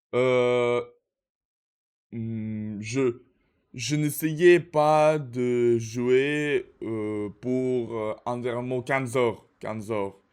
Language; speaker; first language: French; non-native, learner; Russian